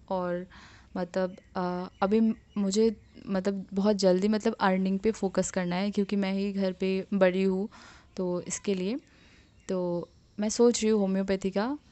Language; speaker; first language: Hindi; non-native, local second language; Assamese